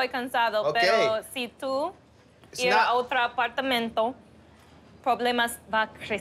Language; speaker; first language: Spanish; non-native, learner; English